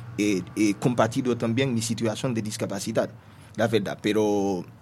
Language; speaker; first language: Spanish; non-native, learner; Haitian Creole